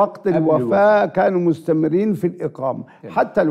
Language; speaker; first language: Arabic; native; Arabic